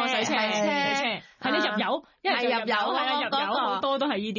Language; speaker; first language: Cantonese; native; Cantonese